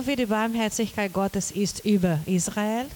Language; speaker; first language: German; non-native, learner; Portuguese